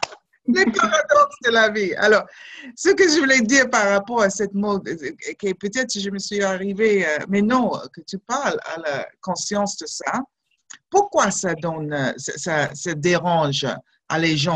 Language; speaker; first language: French; non-native, fluent; English